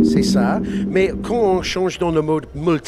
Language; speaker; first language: French; non-native, learner; English